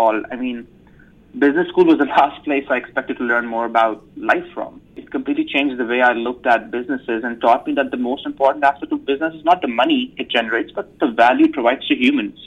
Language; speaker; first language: English; non-native, local second language; Urdu